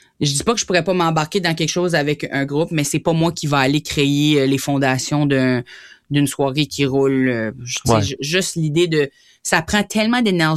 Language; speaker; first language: French; native; French